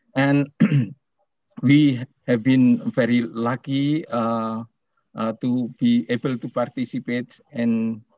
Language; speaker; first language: English; non-native, fluent; Indonesian